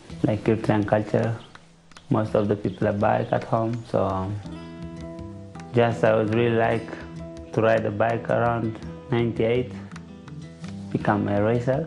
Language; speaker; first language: English; non-native, learner; Tigrinya